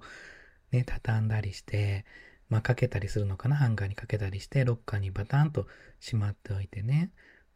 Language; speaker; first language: Japanese; native; Japanese